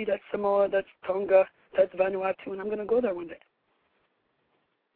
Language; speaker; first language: English; native; English